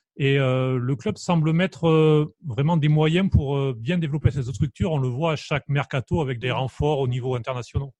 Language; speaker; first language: French; native; French